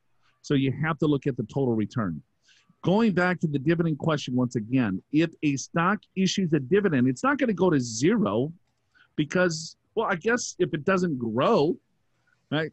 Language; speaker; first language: English; native; English